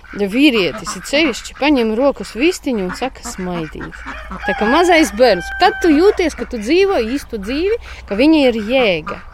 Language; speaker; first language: Latvian; non-native, local second language; Russian